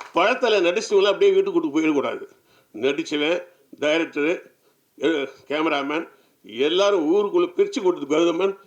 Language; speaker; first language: Tamil; native; Tamil